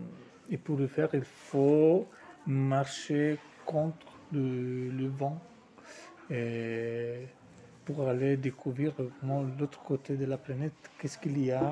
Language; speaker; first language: French; non-native, fluent; Italian